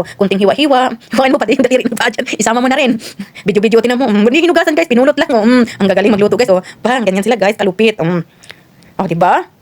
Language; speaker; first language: Filipino; non-native, local second language; Cebuano